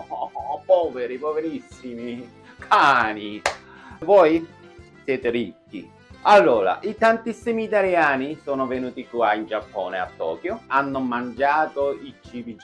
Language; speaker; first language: Italian; non-native, fluent; Japanese